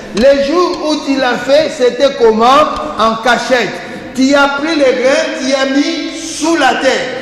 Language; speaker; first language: French; non-native, local second language; Lingala